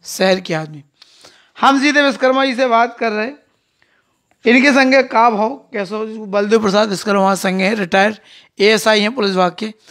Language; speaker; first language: Hindi; native; Hindi